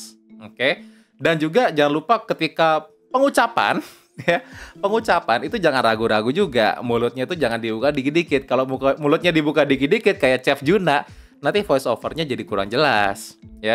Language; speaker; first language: Indonesian; native; Indonesian